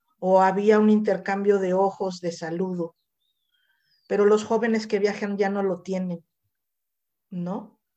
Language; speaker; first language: Spanish; native; Spanish